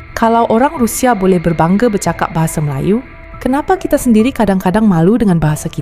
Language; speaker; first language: Malay; native; Malay